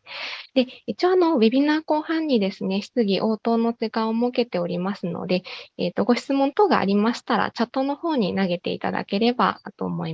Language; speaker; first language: Japanese; native; Japanese